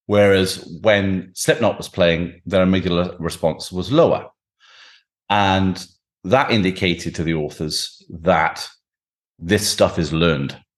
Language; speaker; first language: English; native; English